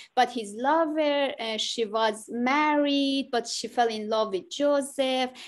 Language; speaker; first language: English; non-native, learner; Persian